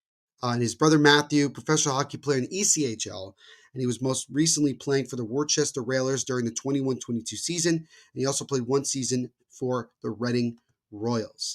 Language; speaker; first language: English; native; English